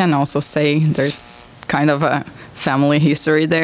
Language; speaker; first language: English; non-native, fluent; Portuguese